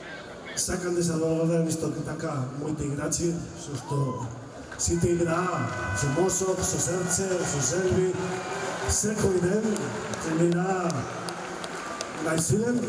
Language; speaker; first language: Macedonian; non-native, learner; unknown